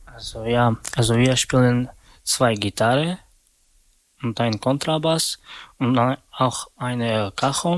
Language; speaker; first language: German; non-native, learner; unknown